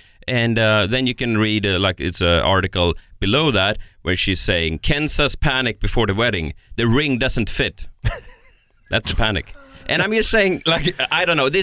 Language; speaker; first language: English; non-native, fluent; Swedish